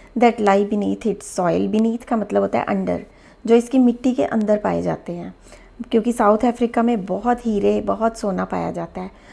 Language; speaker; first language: Hindi; native; Hindi